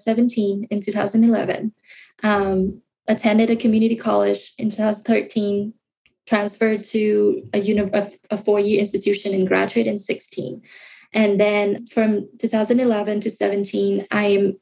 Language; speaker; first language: English; non-native, fluent; Vietnamese